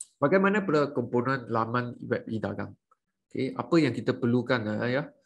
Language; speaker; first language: Malay; native; Malay